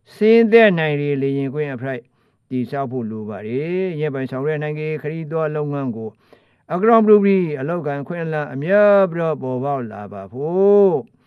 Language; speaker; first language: Burmese; native; Burmese